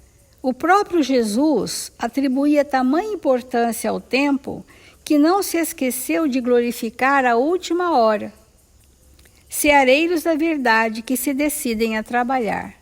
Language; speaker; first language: Portuguese; native; Portuguese